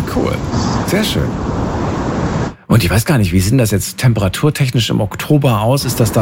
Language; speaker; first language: German; native; German